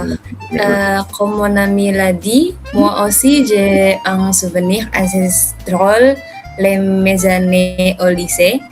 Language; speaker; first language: French; non-native, learner; Indonesian